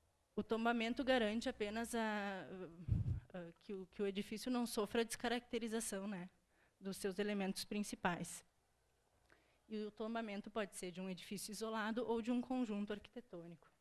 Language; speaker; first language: Portuguese; native; Portuguese